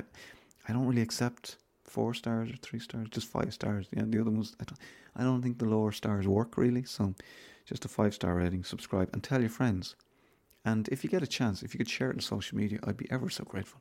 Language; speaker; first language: English; native; English